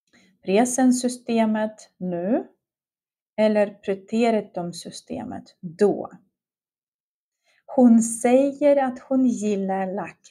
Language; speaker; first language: Swedish; non-native, fluent; Russian